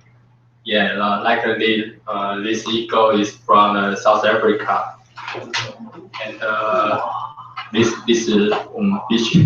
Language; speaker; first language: English; non-native, learner; Chinese